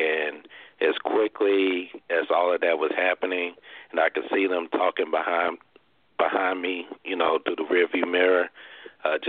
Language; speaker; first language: English; native; English